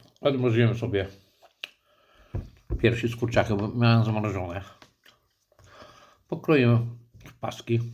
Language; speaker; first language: Polish; native; Polish